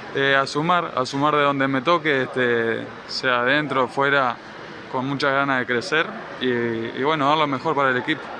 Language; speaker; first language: Spanish; native; Spanish